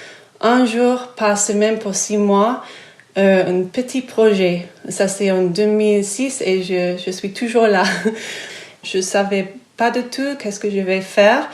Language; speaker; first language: French; non-native, fluent; English